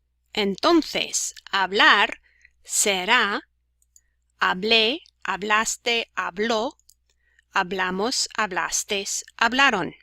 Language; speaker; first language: Spanish; non-native, fluent; English